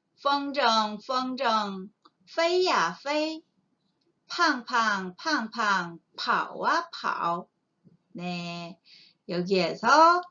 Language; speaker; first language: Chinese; non-native, fluent; Korean